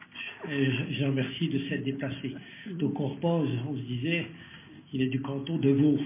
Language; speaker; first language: French; native; French